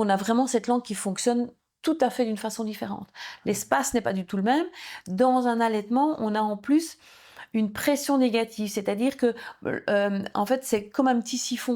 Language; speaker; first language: French; native; French